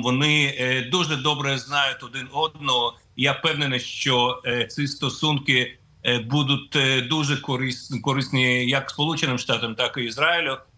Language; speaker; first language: Ukrainian; non-native, fluent; Russian